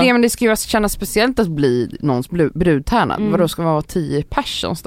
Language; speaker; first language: Swedish; native; Swedish